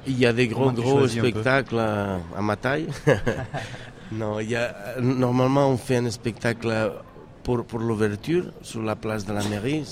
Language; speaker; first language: French; non-native, fluent; Catalan